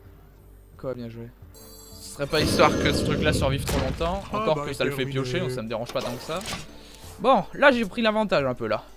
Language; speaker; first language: French; native; French